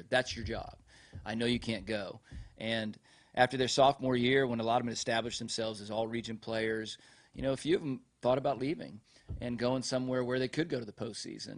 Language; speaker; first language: English; native; English